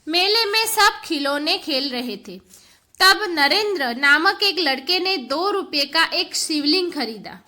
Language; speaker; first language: Hindi; non-native, local second language; Gujarati